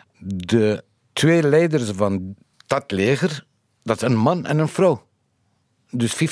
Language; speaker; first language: Dutch; non-native, fluent; Kurdish